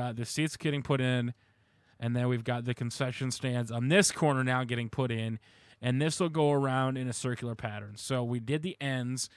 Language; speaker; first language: English; native; English